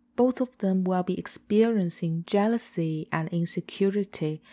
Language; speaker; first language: English; non-native, fluent; Chinese